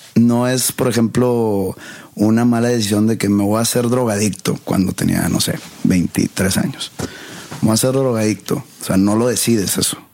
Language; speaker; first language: Spanish; native; Spanish